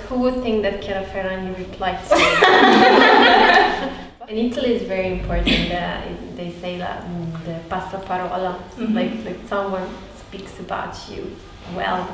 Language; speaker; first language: English; non-native, fluent; Hungarian